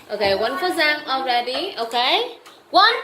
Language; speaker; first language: English; non-native, fluent; Vietnamese